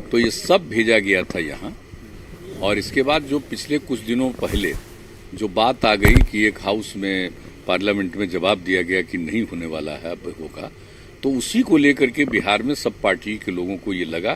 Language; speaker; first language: Hindi; native; Hindi